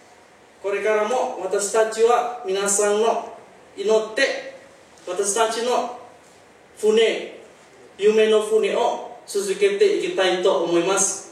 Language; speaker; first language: Japanese; non-native, learner; Indonesian